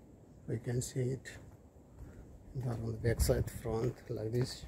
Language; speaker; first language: English; non-native, learner; Nepali